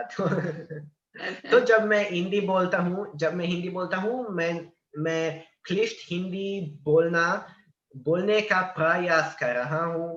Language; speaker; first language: Hindi; non-native, learner; Italian